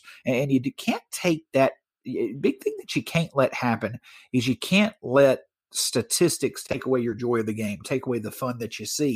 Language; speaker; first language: English; native; English